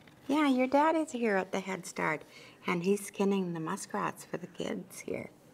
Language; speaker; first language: English; non-native, local second language; French